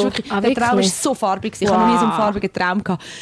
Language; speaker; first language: German; native; German